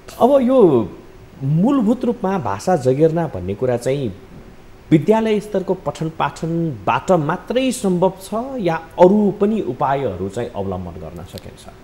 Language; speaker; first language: Nepali; native; Nepali